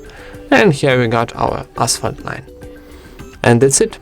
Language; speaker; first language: English; non-native, fluent; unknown